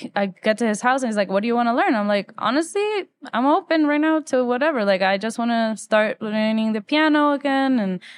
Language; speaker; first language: English; early bilingual, other home language; Spanish